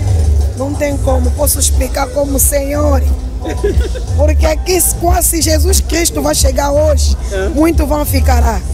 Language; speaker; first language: Portuguese; non-native, local second language; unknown